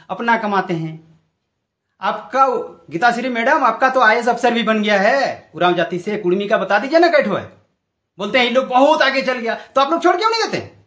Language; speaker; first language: Hindi; non-native, local second language; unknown